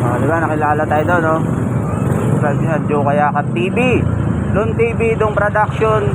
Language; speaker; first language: Filipino; non-native, local second language; Cebuano